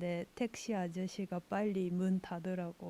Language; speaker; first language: Korean; non-native, fluent; Japanese